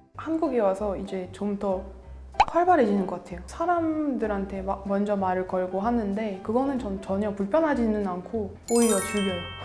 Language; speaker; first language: Korean; non-native, fluent; French